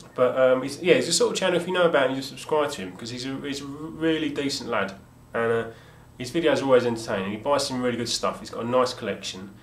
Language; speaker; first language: English; native; English